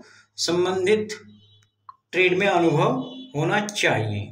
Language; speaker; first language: Hindi; native; Hindi